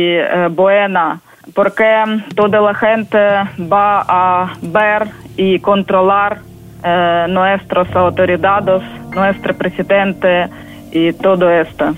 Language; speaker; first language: Spanish; non-native, learner; Ukrainian